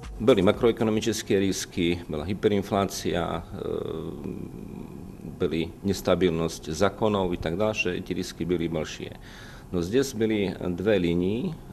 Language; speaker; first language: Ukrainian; non-native, learner; Slovak